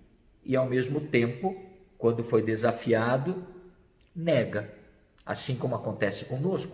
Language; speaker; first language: Portuguese; native; Portuguese